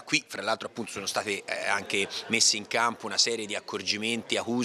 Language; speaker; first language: Italian; native; Italian